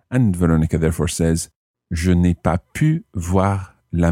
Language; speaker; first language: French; non-native, fluent; English